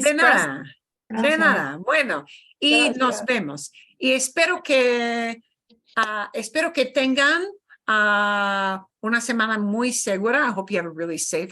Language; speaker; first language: Spanish; non-native, fluent; English